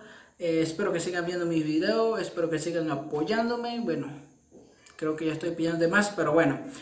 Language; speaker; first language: Spanish; non-native, local second language; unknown